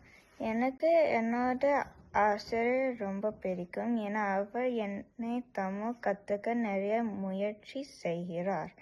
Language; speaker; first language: Tamil; early bilingual, heritage; Tamil